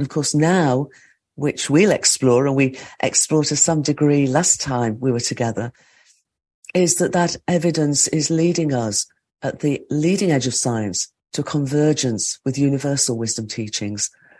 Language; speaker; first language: English; native; English